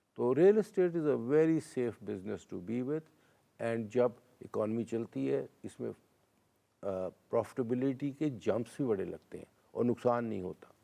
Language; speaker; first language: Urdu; non-native, local second language; Punjabi